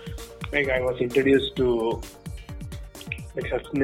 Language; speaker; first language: English; non-native, local second language; Tamil